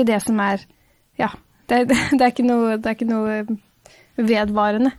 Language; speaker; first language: Norwegian; native; Norwegian